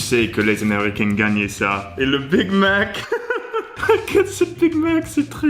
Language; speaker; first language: French; non-native, learner; English